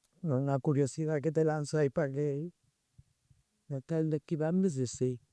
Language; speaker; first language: Spanish; native; Spanish